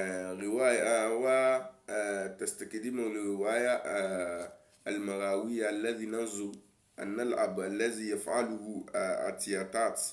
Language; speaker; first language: Arabic; non-native, learner; Yoruba